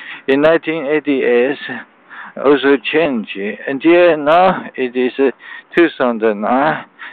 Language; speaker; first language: English; non-native, learner; Chinese